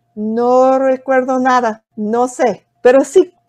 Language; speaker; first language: Spanish; non-native, fluent; English